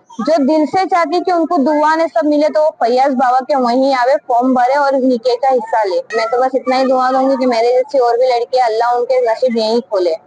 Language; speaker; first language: Hindi; non-native, local second language; Gujarati